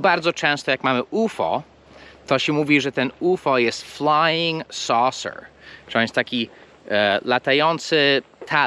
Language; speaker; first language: Polish; non-native, fluent; English